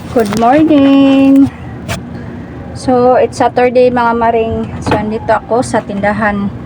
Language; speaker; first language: Filipino; non-native, local second language; Cebuano